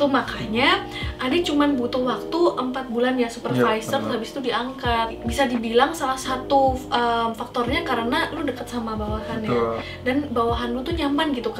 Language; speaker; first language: Indonesian; native; Indonesian